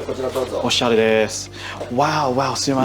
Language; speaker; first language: Japanese; non-native, learner; English